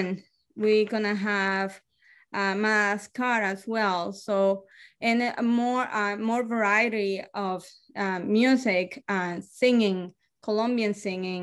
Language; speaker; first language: English; non-native, learner; Spanish